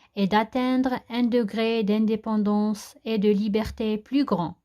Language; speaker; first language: French; non-native, local second language; Arabic